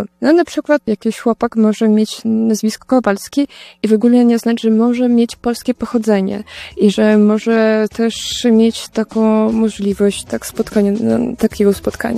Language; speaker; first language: Polish; early bilingual, heritage; Russian